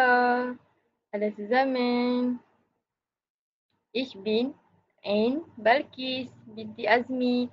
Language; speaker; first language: German; non-native, learner; Malay